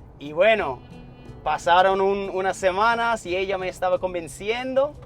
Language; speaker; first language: Spanish; non-native, fluent; English